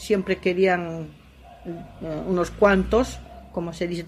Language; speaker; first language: Spanish; non-native, local second language; Aymara